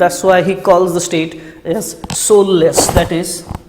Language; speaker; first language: English; non-native, local second language; Assamese